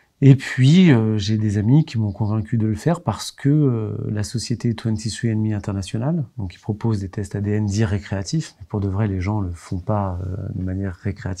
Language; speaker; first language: French; native; French